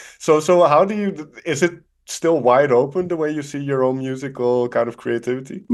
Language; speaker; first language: English; non-native, fluent; Dutch